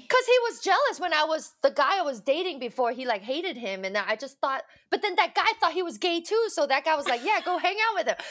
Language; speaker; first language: English; non-native, local second language; Cantonese